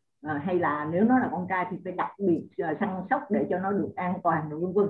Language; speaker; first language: Vietnamese; native; Vietnamese